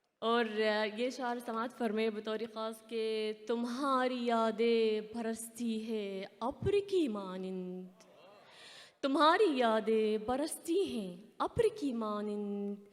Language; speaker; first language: Urdu; non-native, fluent; Arabic